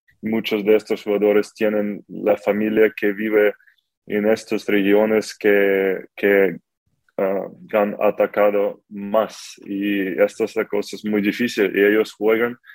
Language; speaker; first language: Spanish; non-native, learner; Ukrainian